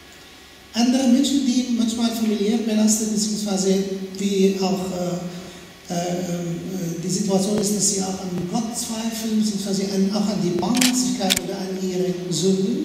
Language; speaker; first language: German; non-native, fluent; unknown